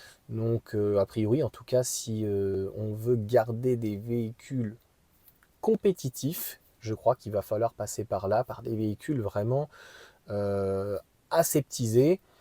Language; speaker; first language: French; native; French